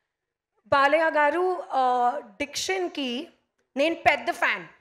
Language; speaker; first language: Telugu; non-native, learner; Hindi